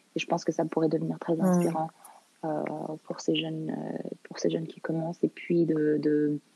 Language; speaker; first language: French; early bilingual, other home language; Arabic